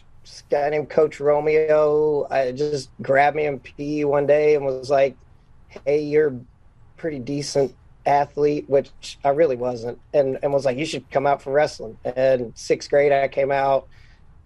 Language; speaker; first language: English; native; English